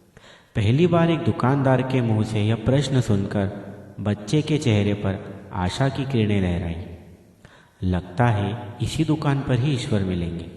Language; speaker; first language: Hindi; native; Hindi